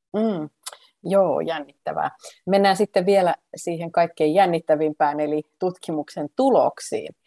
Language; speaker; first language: Finnish; native; Finnish